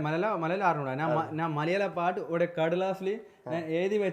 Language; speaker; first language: Malayalam; non-native, local second language; Bangla